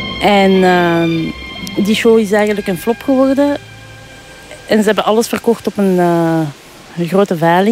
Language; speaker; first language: Dutch; native; Dutch